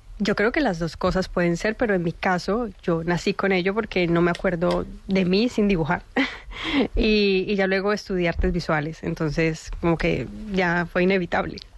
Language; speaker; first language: Spanish; native; Spanish